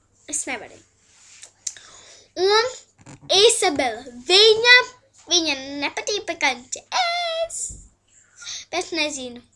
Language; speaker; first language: Latvian; early bilingual, heritage; Latvian